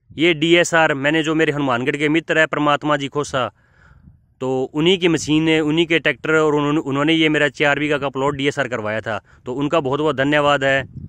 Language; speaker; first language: Hindi; native; Hindi